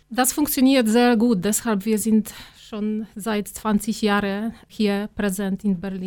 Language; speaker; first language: German; non-native, fluent; Polish